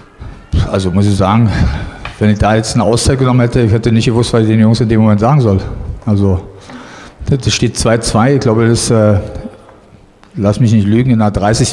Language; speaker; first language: German; native; German